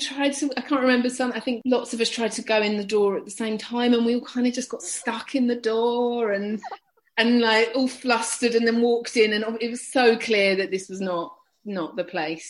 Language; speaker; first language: English; native; English